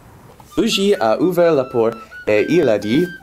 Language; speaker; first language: French; non-native, learner; English